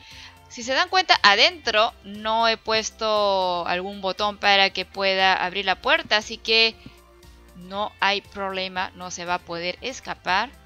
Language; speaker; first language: Spanish; native; Spanish